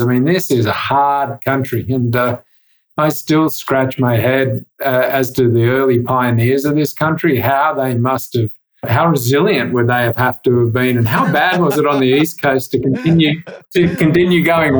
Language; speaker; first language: English; native; English